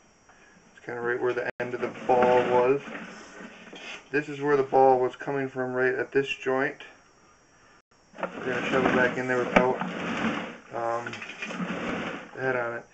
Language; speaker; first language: English; native; English